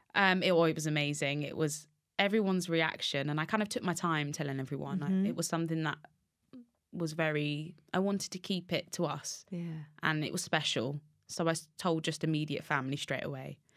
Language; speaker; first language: English; native; English